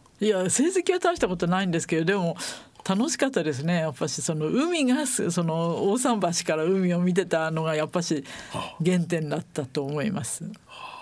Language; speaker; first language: Japanese; native; Japanese